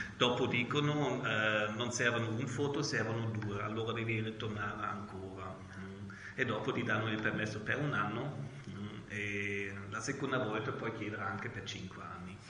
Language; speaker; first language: Italian; non-native, learner; German